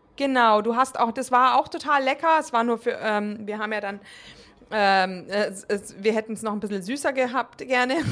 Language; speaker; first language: German; native; German